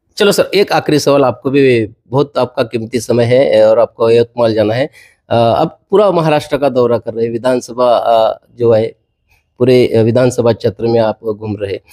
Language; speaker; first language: Hindi; non-native, local second language; Marathi